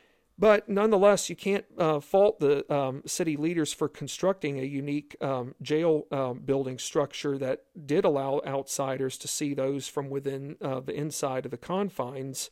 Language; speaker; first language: English; native; English